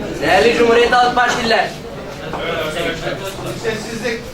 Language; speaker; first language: Turkish; native; Turkish